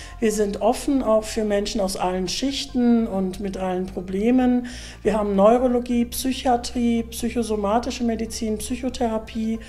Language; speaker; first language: German; early bilingual, other home language; Turkish